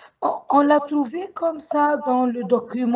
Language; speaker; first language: French; non-native, learner; Arabic